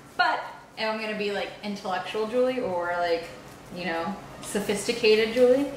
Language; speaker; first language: English; early bilingual, other home language; Spanish